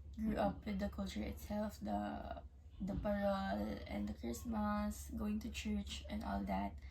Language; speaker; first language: English; native; English